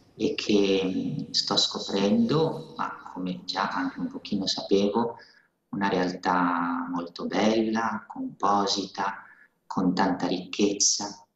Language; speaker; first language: Italian; native; Italian